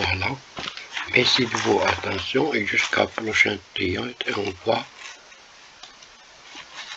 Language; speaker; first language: French; non-native, local second language; Arabic